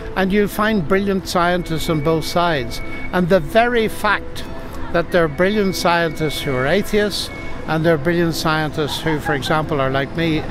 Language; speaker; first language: English; native; English